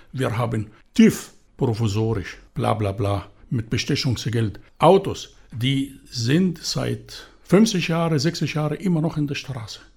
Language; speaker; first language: German; non-native, fluent; Arabic